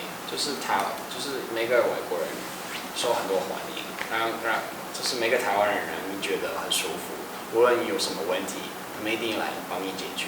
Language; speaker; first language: Chinese; non-native, fluent; Polish